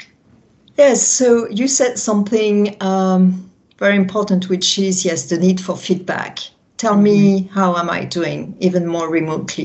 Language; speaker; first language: English; non-native, fluent; French